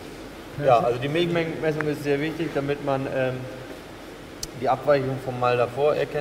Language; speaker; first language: German; native; German